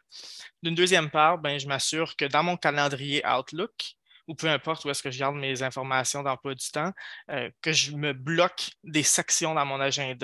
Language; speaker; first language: French; native; French